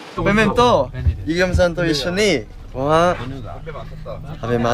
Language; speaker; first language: Japanese; non-native, learner; Korean